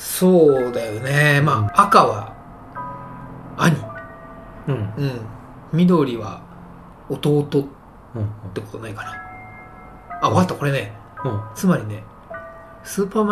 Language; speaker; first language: Japanese; native; Japanese